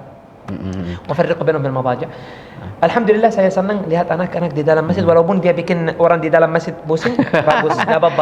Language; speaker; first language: Indonesian; non-native, learner; Arabic